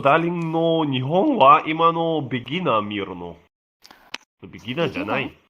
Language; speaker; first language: Japanese; non-native, learner; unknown